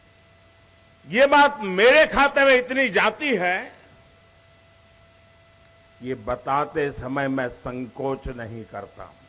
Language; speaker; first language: Hindi; non-native, local second language; Gujarati